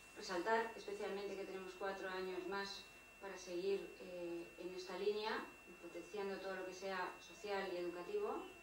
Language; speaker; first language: Spanish; native; Spanish